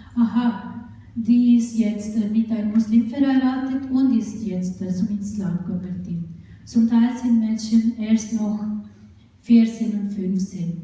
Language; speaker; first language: German; non-native, fluent; Urdu